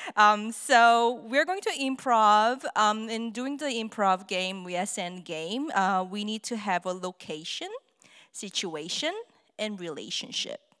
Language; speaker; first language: English; non-native, fluent; Korean